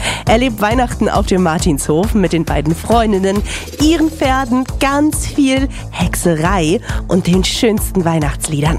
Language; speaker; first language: German; native; German